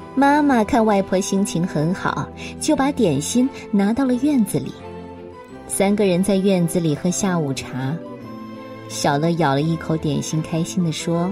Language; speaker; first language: Chinese; native; Chinese